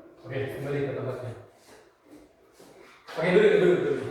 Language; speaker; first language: Indonesian; native; Indonesian